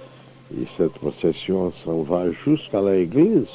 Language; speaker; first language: French; non-native, fluent; Portuguese